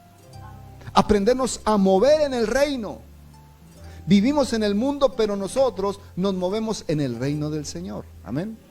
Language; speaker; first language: Spanish; native; Spanish